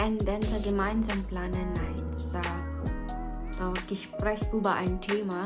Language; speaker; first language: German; non-native, learner; Filipino